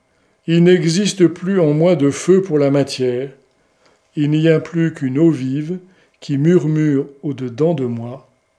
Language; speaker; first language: French; native; French